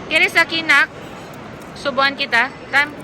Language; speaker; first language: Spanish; non-native, learner; Filipino